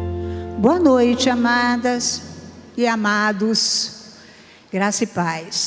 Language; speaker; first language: Portuguese; native; Portuguese